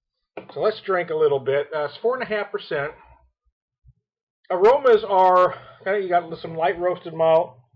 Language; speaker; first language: English; native; English